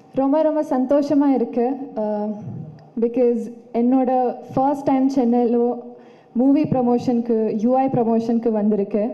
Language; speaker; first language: Tamil; non-native, learner; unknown